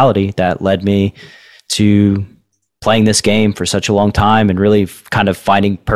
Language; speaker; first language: English; native; English